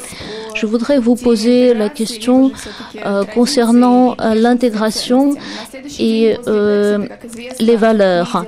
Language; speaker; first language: French; non-native, fluent; Russian